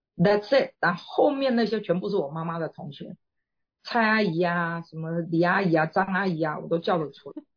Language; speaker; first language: Chinese; native; Chinese